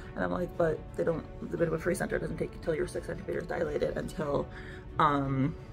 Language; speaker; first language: English; native; English